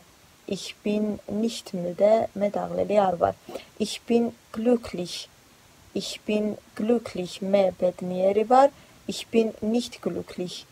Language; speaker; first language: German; non-native, fluent; Georgian